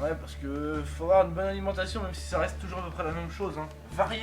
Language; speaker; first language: French; native; French